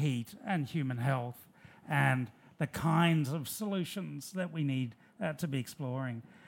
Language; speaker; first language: English; native; English